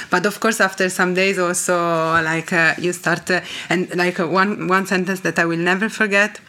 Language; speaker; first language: English; non-native, fluent; Italian